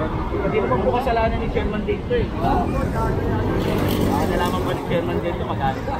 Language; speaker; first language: Filipino; native; Filipino